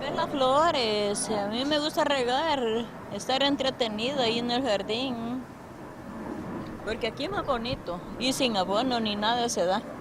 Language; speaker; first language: Spanish; native; Spanish